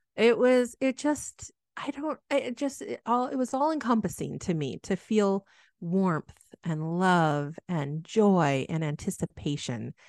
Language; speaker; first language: English; native; English